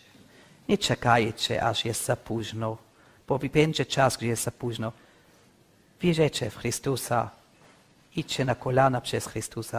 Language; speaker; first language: Polish; non-native, learner; English